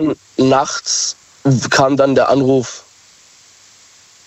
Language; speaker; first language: German; native; German